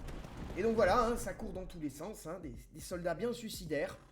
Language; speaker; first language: French; native; French